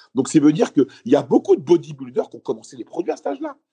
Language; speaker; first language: French; native; French